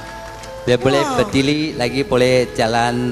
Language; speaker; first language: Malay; non-native, local second language; Chinese